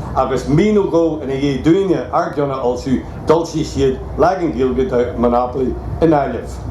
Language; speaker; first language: Irish; non-native, local second language; English